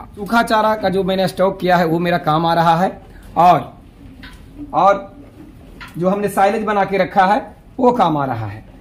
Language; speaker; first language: Hindi; native; Hindi